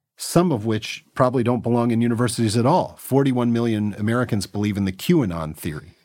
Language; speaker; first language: English; native; English